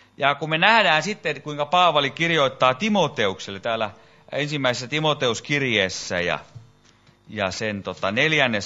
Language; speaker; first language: Finnish; native; Finnish